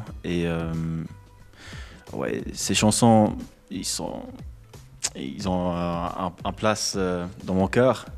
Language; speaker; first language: French; non-native, local second language; English